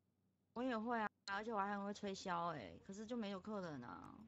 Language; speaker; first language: Chinese; native; Chinese